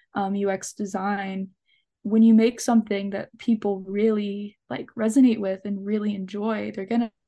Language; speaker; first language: English; native; English